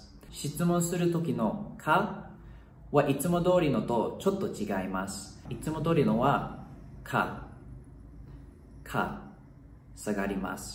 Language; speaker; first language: Japanese; non-native, fluent; Thai